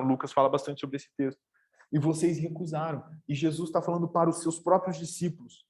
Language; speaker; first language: Portuguese; native; Portuguese